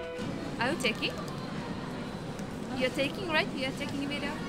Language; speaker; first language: English; non-native, learner; Uzbek